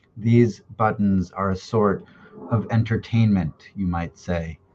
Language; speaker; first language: English; early bilingual, other home language; Russian